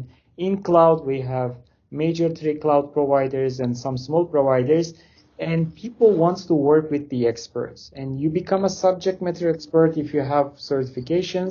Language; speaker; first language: English; non-native, fluent; Turkish